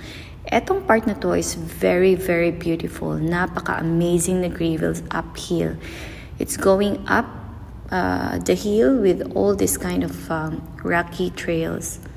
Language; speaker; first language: English; non-native, local second language; Filipino